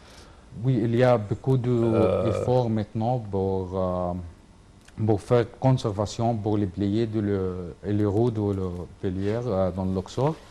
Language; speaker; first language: French; non-native, learner; Arabic